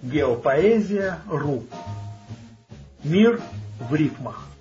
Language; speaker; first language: Russian; native; Russian